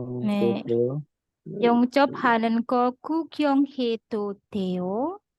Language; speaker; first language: Korean; non-native, learner; Indonesian